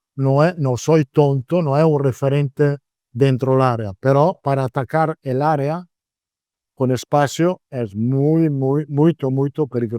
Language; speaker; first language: Portuguese; non-native, learner; Italian